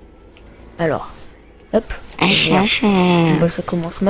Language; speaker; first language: French; native; French